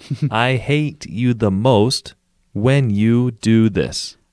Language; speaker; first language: English; native; English